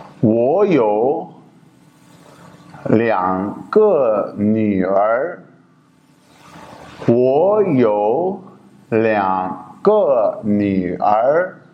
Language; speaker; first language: Chinese; non-native, fluent; Urdu